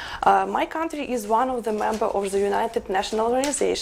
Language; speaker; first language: English; non-native, learner; Ukrainian